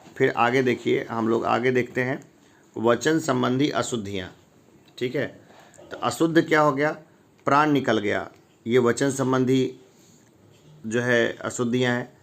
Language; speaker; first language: Hindi; native; Hindi